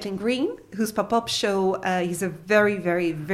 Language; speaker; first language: English; native; English